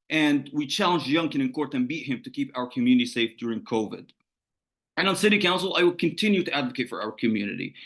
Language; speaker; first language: English; non-native, fluent; Arabic